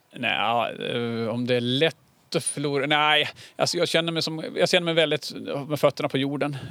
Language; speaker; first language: Swedish; native; Swedish